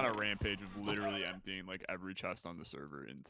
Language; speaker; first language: English; native; English